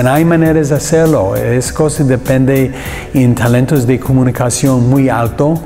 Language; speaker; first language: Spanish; non-native, learner; English